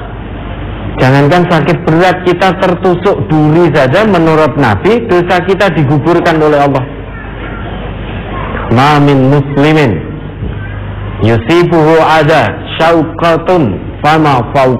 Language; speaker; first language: Indonesian; non-native, local second language; Javanese